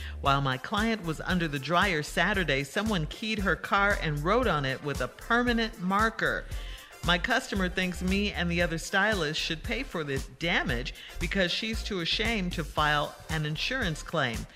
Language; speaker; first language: English; native; English